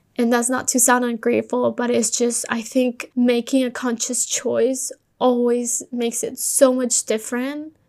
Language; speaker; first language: English; early bilingual, other home language; Spanish